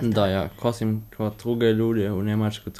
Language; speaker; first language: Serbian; early bilingual, heritage; Serbian